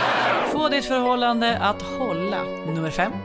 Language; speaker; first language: Swedish; native; Swedish